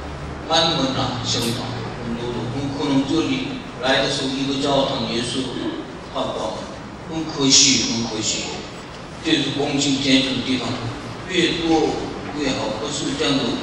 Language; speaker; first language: Chinese; non-native, learner; Korean